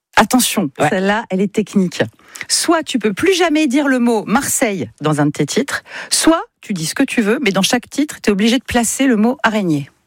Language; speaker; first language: French; native; French